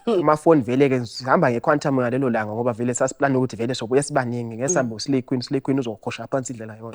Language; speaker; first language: Zulu; native; Zulu